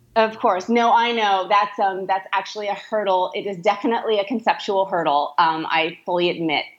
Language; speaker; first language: English; native; English